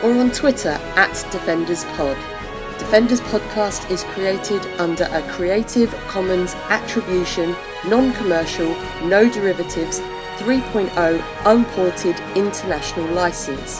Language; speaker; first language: English; native; English